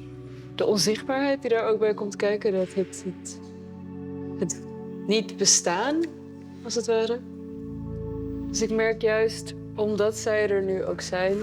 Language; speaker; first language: Dutch; early bilingual, other home language; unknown